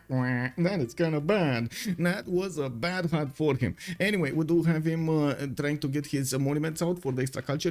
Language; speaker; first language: English; non-native, fluent; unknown